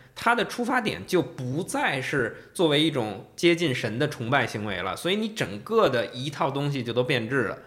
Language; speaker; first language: Chinese; native; Chinese